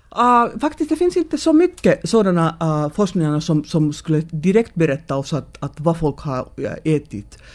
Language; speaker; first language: Swedish; non-native, local second language; Finnish